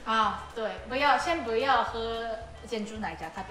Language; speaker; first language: Chinese; non-native, learner; Japanese